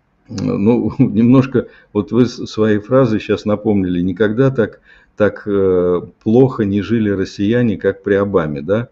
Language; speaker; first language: Russian; native; Russian